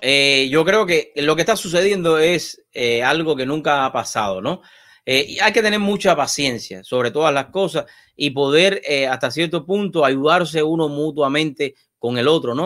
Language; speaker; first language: Spanish; native; Spanish